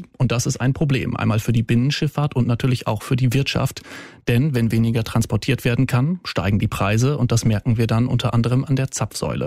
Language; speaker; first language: German; native; German